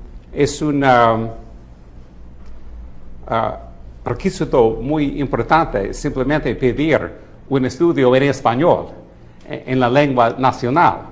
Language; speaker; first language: Spanish; non-native, fluent; English